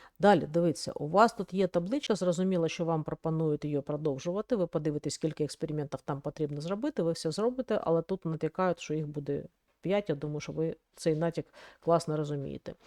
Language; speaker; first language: Ukrainian; native; Ukrainian